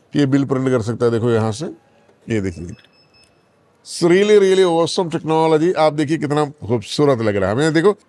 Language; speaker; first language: Hindi; non-native, local second language; Malayalam